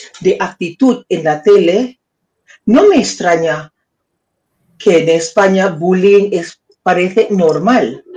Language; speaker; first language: Spanish; non-native, fluent; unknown